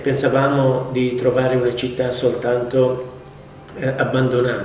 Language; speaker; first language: Italian; non-native, learner; Arabic